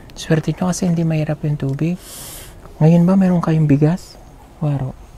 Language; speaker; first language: Filipino; non-native, local second language; Cebuano